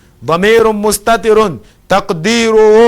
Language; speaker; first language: Arabic; non-native, fluent; Portuguese